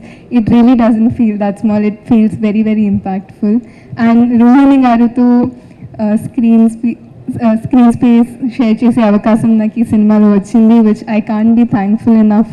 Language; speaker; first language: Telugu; non-native, fluent; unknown